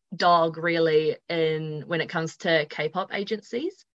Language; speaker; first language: English; native; English